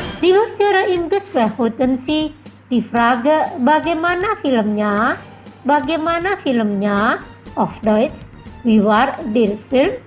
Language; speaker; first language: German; non-native, fluent; Indonesian